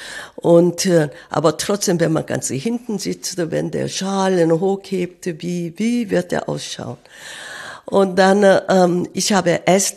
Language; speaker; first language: German; non-native, fluent; Korean